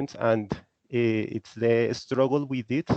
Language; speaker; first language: English; non-native, learner; Spanish